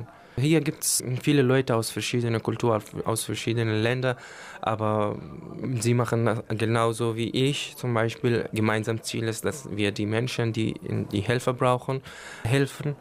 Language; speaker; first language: German; non-native, learner; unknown